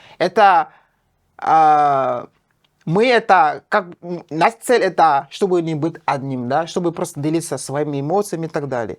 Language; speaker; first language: Russian; non-native, fluent; French